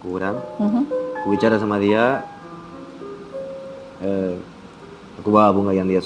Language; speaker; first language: Indonesian; non-native, fluent; Spanish